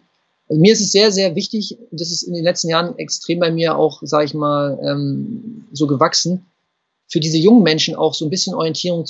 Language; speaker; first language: German; native; German